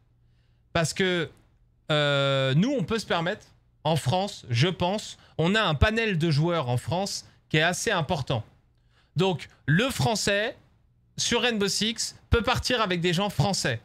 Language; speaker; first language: French; native; French